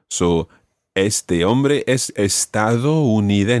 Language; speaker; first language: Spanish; non-native, fluent; English